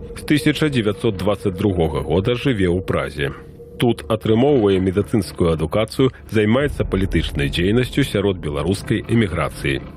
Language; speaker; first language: Belarusian; native; Belarusian